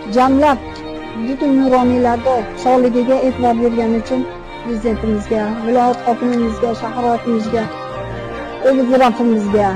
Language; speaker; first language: Uzbek; native; Uzbek